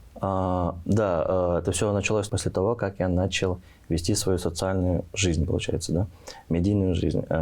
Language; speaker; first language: Russian; non-native, local second language; Tuvinian